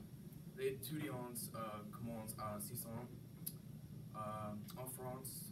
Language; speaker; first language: French; non-native, learner; English